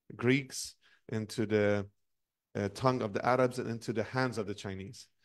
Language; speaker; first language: English; non-native, fluent; Persian